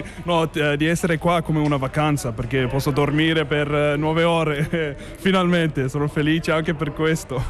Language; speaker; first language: Italian; non-native, fluent; English